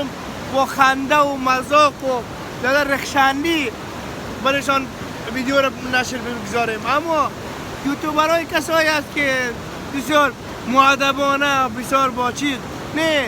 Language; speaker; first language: Persian; native; Persian